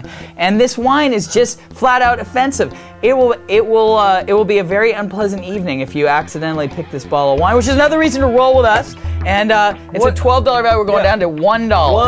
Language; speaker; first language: English; native; English